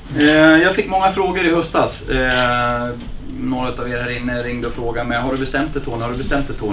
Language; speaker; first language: Swedish; native; Swedish